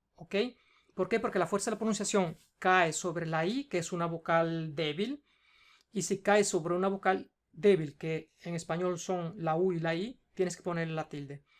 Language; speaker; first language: Spanish; native; Spanish